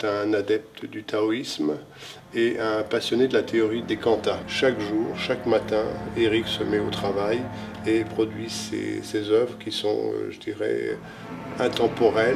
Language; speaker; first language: French; native; French